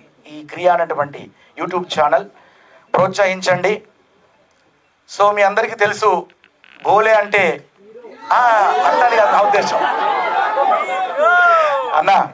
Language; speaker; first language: Telugu; native; Telugu